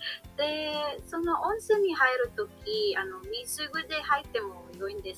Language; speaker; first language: Japanese; non-native, learner; Filipino